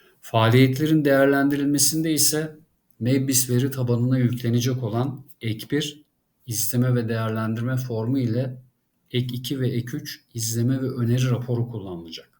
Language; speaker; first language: Turkish; native; Turkish